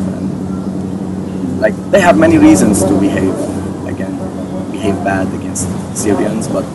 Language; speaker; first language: English; non-native, fluent; Arabic